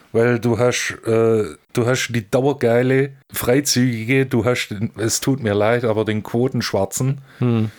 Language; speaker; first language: German; native; German